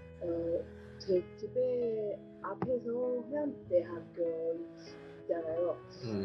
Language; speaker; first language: Korean; non-native, learner; Chinese